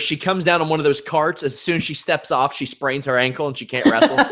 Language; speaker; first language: English; native; English